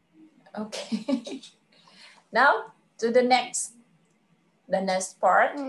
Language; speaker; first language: English; non-native, fluent; Vietnamese